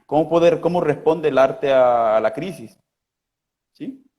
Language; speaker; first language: Spanish; native; Spanish